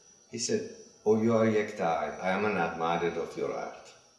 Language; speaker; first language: English; non-native, fluent; Persian